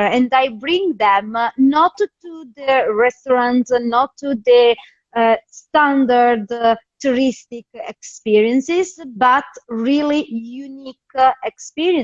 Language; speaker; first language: English; non-native, fluent; Italian